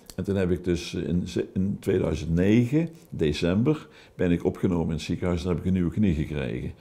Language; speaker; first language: Dutch; native; Dutch